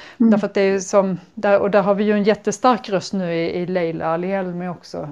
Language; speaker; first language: Swedish; native; Swedish